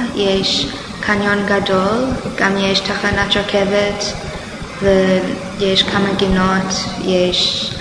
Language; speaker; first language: Hebrew; non-native, learner; English